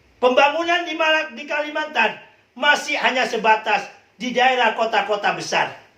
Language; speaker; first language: Indonesian; native; Indonesian